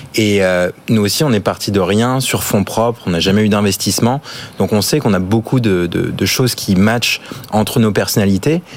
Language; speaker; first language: French; early bilingual, other home language; English